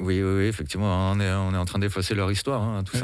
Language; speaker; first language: French; native; French